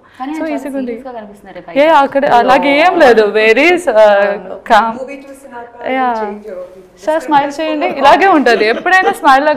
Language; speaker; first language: Telugu; non-native, learner; Malayalam